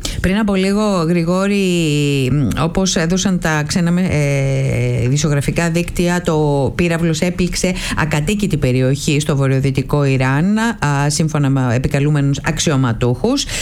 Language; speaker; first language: Greek; native; Greek